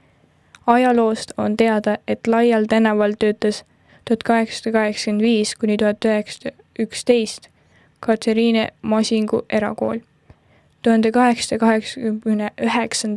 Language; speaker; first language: Estonian; native; Estonian